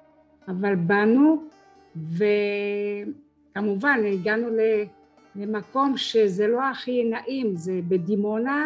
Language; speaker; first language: Hebrew; early bilingual, other home language; French